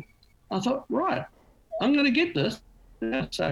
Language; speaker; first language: English; native; English